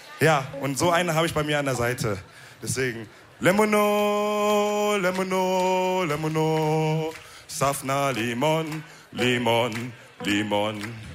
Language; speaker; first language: German; early bilingual, other home language; Wolof